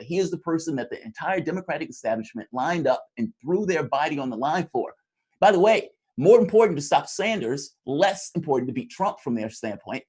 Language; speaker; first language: English; native; English